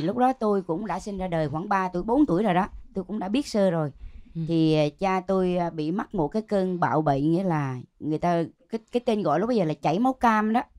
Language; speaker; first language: Vietnamese; native; Vietnamese